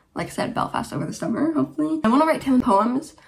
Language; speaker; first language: English; early bilingual, other home language; Romanian